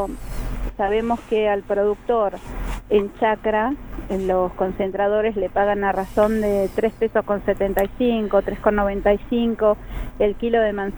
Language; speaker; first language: Spanish; native; Spanish